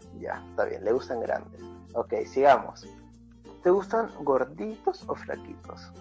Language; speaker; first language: Spanish; native; Spanish